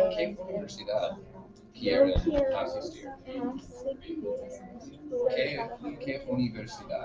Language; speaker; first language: Spanish; non-native, learner; English